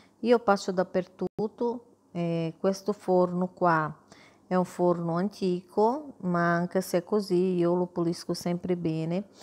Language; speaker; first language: Italian; non-native, fluent; Portuguese